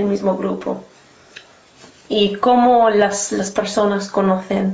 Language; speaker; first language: Spanish; non-native, learner; English